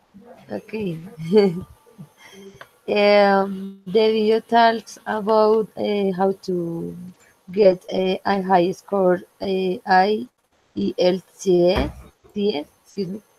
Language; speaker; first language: English; non-native, learner; Spanish